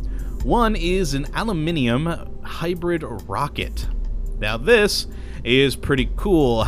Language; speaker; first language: English; native; English